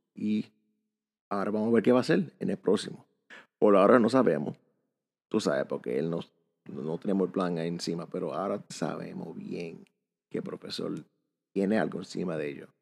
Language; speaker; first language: Spanish; early bilingual, heritage; Spanish